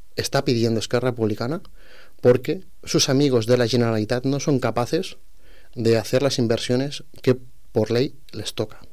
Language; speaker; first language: Spanish; non-native, local second language; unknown